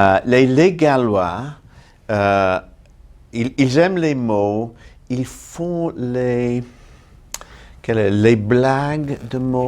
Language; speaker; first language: French; non-native, fluent; English